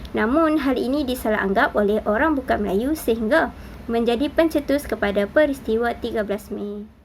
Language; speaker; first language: Malay; native; Malay